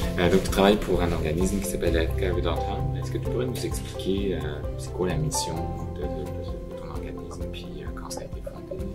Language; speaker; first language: French; native; French